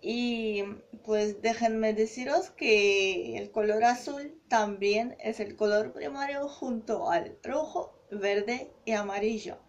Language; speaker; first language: Spanish; non-native, fluent; Russian